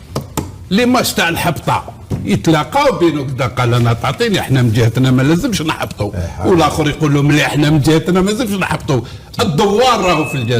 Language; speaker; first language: Arabic; native; Arabic